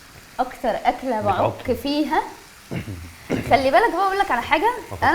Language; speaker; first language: Arabic; native; Arabic